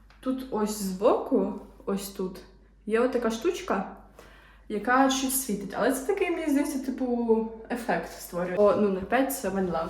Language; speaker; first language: Ukrainian; native; Ukrainian